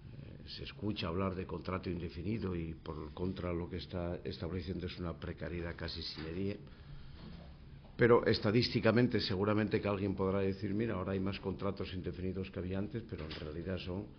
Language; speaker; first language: Spanish; native; Spanish